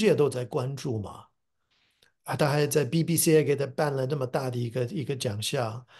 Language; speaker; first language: Chinese; non-native, fluent; English